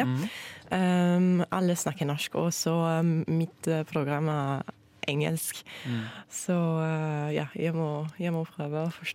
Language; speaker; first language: Norwegian; non-native, learner; English